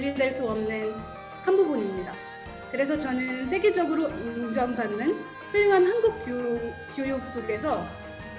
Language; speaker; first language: Korean; non-native, fluent; Arabic